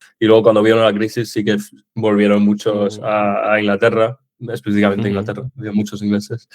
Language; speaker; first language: Spanish; early bilingual, other home language; English